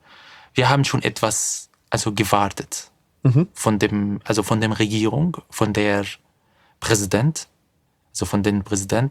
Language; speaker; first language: German; non-native, fluent; Arabic